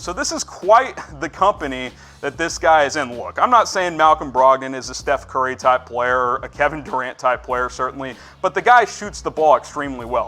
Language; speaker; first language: English; native; English